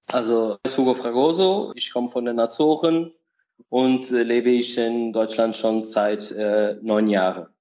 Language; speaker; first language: German; non-native, learner; Portuguese